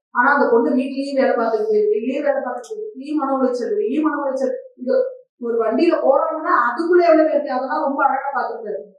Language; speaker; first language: Tamil; native; Tamil